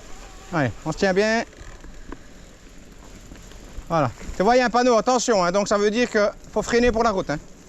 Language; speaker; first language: French; native; French